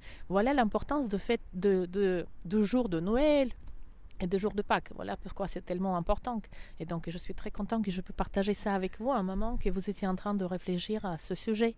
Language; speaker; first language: French; non-native, fluent; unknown